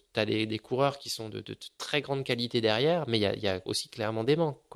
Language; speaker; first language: French; native; French